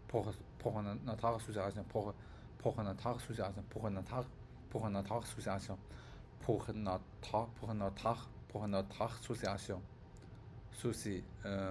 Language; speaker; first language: French; non-native, learner; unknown